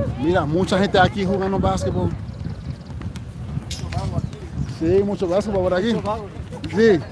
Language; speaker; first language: Spanish; non-native, fluent; English